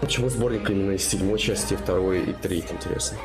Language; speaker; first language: Russian; native; Russian